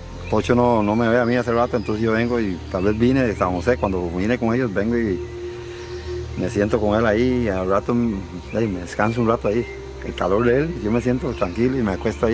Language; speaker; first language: Spanish; native; Spanish